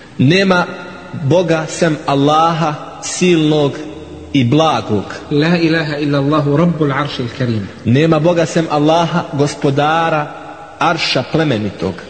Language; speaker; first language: Bosnian; non-native, fluent; Arabic